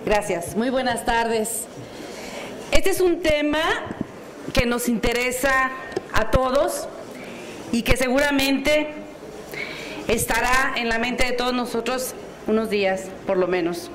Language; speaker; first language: Spanish; native; Spanish